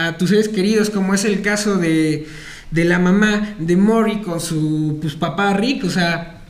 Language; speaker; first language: Spanish; native; Spanish